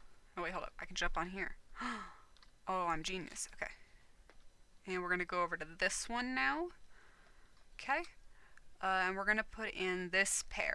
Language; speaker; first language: English; native; English